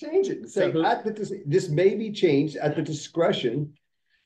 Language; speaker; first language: English; native; English